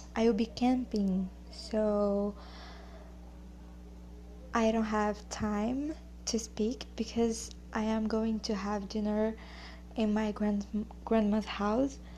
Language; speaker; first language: English; non-native, learner; Portuguese